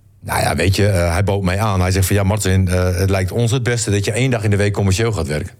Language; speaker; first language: Dutch; native; Dutch